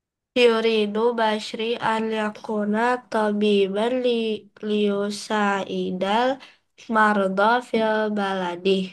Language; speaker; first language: Arabic; non-native, learner; Indonesian